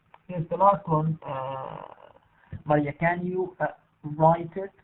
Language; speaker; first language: English; non-native, fluent; Arabic